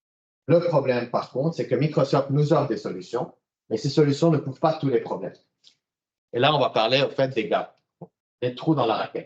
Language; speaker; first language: French; native; French